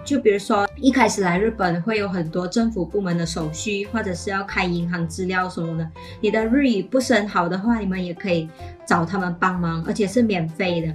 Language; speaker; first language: Chinese; native; Chinese